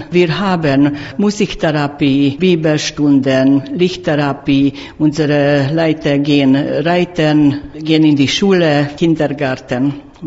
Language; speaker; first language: German; non-native, learner; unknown